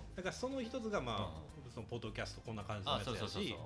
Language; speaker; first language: Japanese; native; Japanese